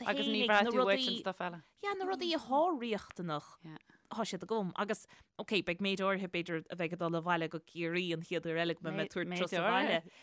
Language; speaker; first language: Irish; native; Irish